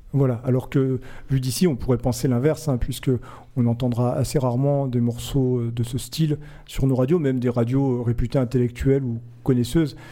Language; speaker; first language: French; native; French